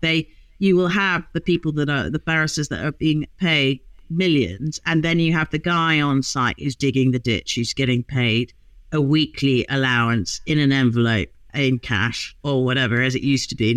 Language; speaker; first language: English; native; English